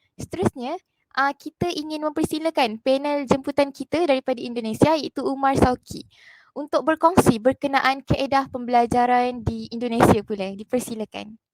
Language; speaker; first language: Malay; native; Malay